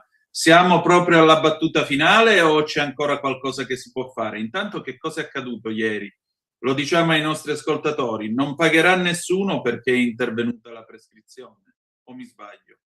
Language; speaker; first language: Italian; native; Italian